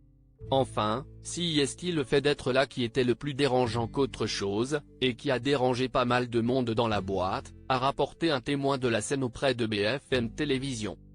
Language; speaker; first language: French; native; French